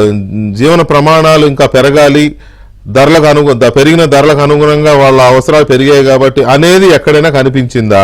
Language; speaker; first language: Telugu; native; Telugu